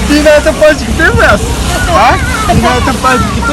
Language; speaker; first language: Russian; non-native, local second language; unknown